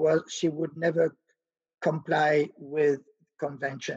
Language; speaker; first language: English; non-native, fluent; French